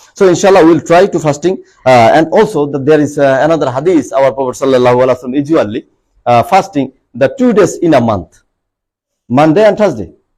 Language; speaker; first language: English; non-native, local second language; Bangla